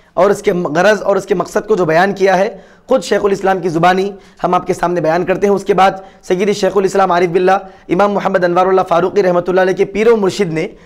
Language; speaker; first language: Urdu; native; Urdu